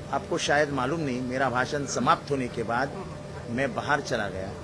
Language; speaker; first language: Hindi; non-native, local second language; Marathi